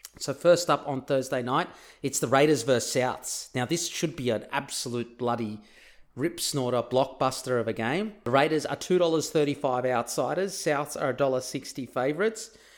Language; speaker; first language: English; early bilingual, other home language; Turkish